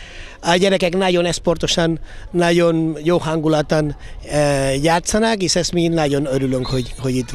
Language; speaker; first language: Hungarian; non-native, fluent; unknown